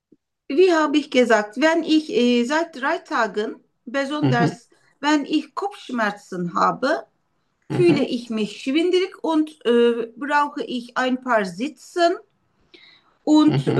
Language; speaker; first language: German; non-native, learner; Turkish